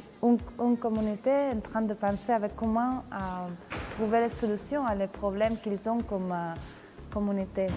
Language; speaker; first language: French; non-native, fluent; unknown